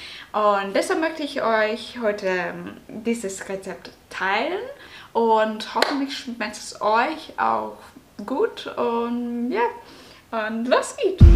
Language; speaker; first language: German; non-native, fluent; Cantonese